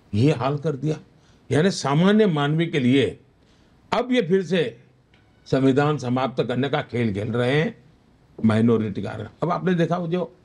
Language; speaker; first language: Hindi; non-native, local second language; Gujarati